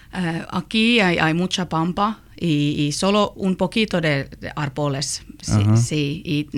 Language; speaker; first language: Spanish; non-native, learner; Finnish